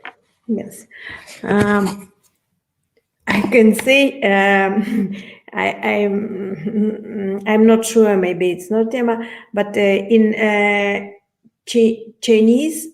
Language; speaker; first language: English; non-native, learner; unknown